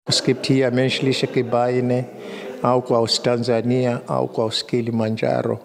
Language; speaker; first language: German; non-native, fluent; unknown